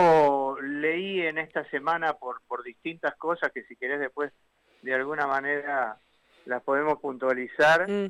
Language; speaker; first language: Spanish; native; Spanish